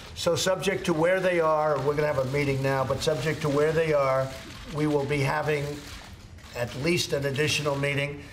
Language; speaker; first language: English; native; English